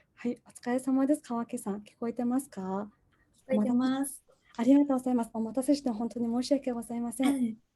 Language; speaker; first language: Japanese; non-native, fluent; Mongolian